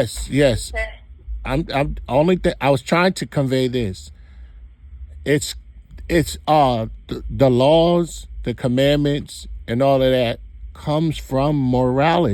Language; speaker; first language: English; native; English